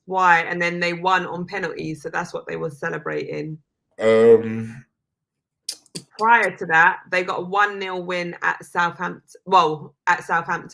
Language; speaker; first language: English; native; English